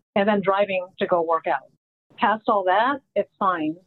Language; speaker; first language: English; early bilingual, other home language; Filipino